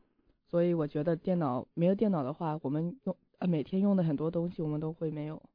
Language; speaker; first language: Chinese; early bilingual, heritage; Chinese